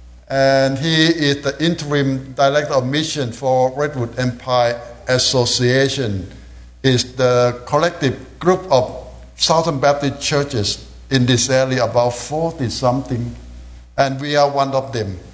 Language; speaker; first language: English; non-native, fluent; Thai